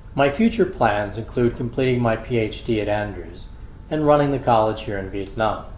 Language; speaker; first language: English; native; English